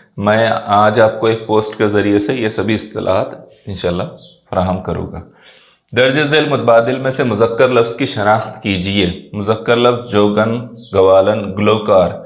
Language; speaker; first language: Urdu; native; Urdu